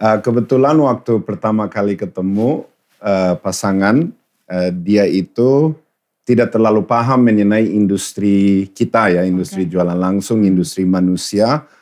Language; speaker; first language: Indonesian; non-native, fluent; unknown